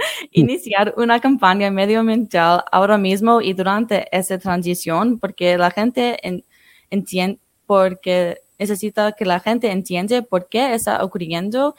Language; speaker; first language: Spanish; non-native, fluent; English